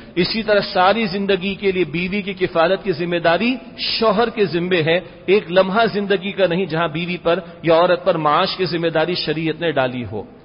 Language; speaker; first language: Urdu; native; Urdu